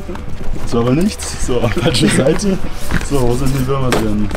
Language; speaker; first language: German; native; German